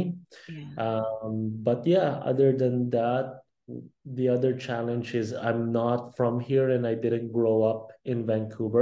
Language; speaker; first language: English; non-native, local second language; Filipino